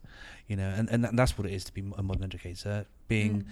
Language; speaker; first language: English; native; English